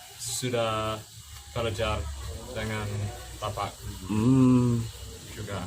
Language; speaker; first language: Indonesian; non-native, fluent; English